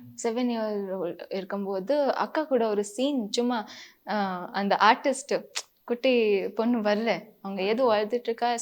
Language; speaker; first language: Tamil; non-native, fluent; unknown